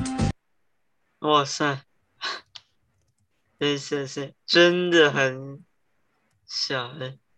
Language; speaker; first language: Chinese; early bilingual, heritage; Chinese